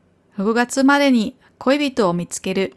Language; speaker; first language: Japanese; non-native, fluent; German